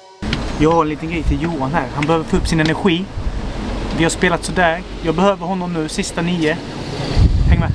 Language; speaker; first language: Swedish; native; Swedish